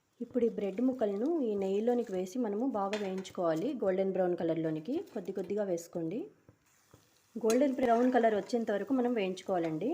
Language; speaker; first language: Telugu; non-native, local second language; Urdu